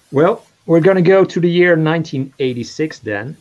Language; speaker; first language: English; non-native, fluent; Dutch